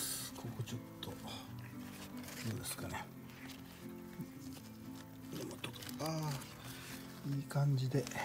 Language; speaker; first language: Japanese; native; Japanese